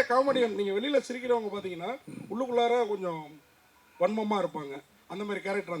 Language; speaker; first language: Tamil; native; Tamil